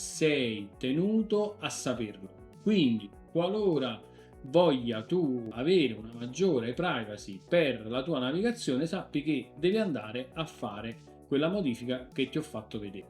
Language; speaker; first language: Italian; native; Italian